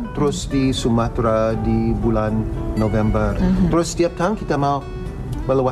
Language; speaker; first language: Indonesian; non-native, fluent; English